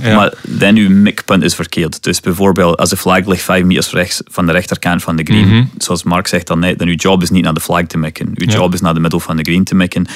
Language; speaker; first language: Dutch; non-native, fluent; English